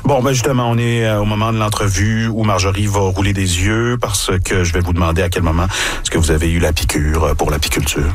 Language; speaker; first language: French; native; French